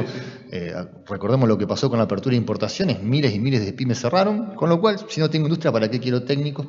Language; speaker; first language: Spanish; native; Spanish